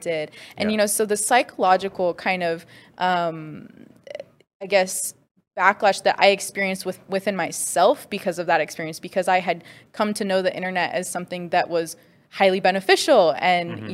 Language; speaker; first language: English; native; English